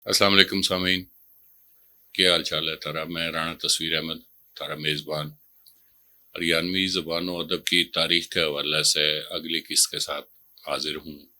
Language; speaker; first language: Urdu; non-native, local second language; Haryanvi